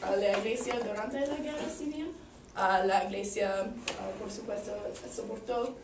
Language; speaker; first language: Spanish; non-native, learner; English